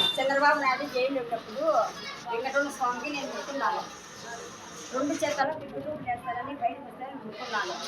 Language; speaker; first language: Telugu; native; Telugu